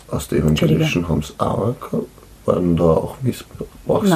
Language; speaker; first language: German; native; German